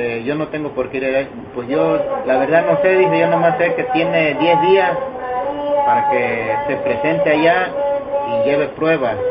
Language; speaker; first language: Spanish; native; Spanish